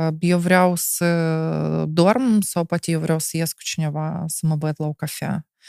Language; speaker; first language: Romanian; non-native, local second language; Russian